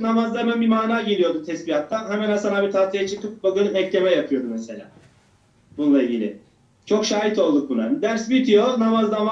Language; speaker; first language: Turkish; native; Turkish